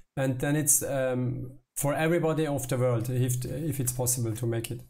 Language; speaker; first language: English; non-native, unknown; German